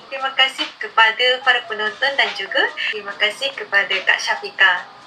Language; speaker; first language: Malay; non-native, fluent; Japanese